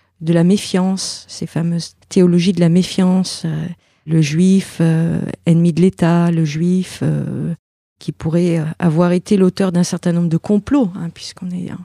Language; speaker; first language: French; native; French